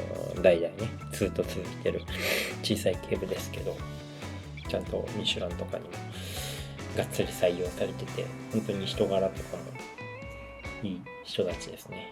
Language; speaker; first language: Japanese; native; Japanese